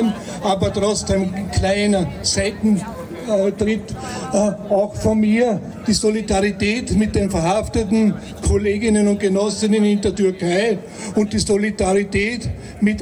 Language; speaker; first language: German; native; German